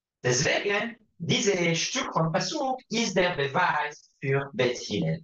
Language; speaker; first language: German; non-native, fluent; Hebrew